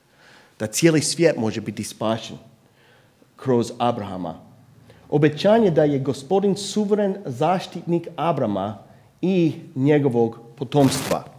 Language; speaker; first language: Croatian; non-native, fluent; English